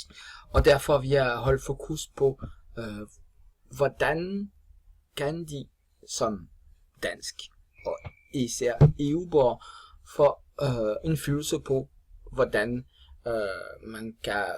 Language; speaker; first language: Danish; non-native, fluent; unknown